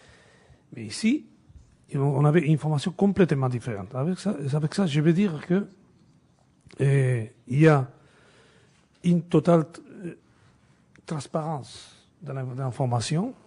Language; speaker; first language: French; non-native, fluent; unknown